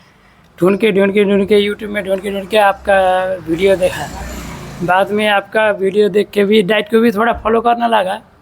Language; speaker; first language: Hindi; non-native, learner; Nepali